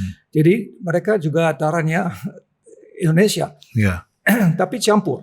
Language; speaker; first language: Indonesian; non-native, local second language; Dutch